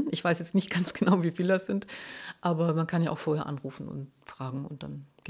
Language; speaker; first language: German; native; German